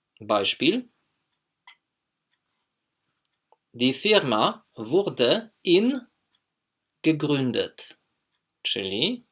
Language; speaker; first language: German; non-native, fluent; Polish